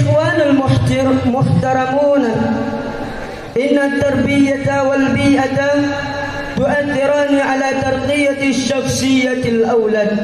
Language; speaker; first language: Arabic; non-native, learner; Indonesian